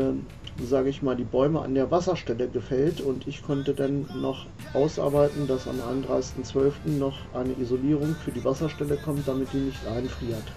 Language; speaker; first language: German; native; German